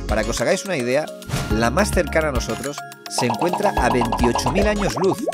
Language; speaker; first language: Spanish; native; Spanish